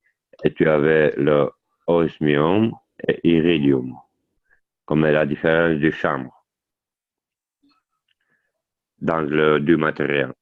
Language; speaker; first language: French; non-native, learner; Italian